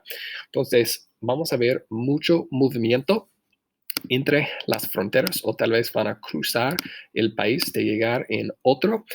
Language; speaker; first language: Spanish; non-native, fluent; English